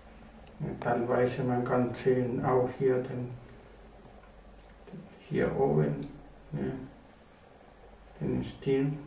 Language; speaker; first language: German; non-native, learner; Spanish